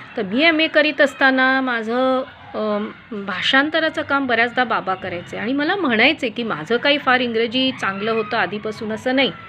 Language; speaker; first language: Marathi; non-native, local second language; Konkani